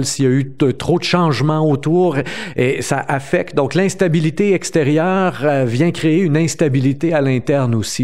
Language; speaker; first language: French; native; French